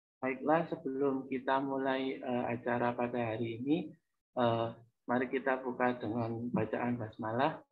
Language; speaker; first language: Indonesian; native; Indonesian